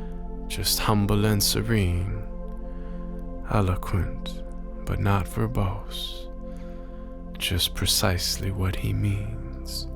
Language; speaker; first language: English; native; English